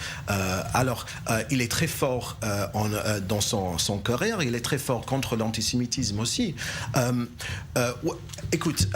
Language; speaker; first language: French; non-native, learner; English